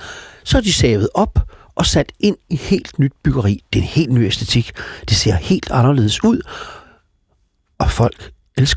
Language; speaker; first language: Danish; native; Danish